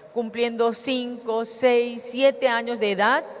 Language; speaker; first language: Spanish; native; Spanish